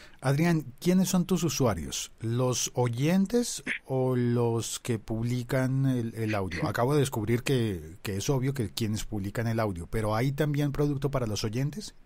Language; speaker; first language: Spanish; native; Spanish